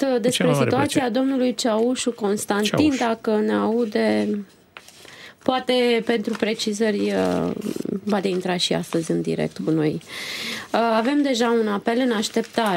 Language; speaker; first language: Romanian; native; Romanian